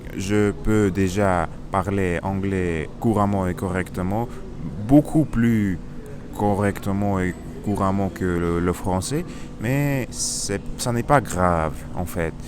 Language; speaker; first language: French; non-native, learner; Russian